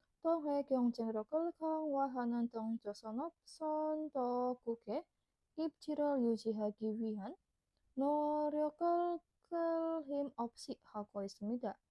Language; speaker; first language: Korean; non-native, fluent; Indonesian